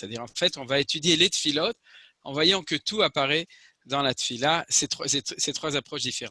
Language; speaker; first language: French; native; French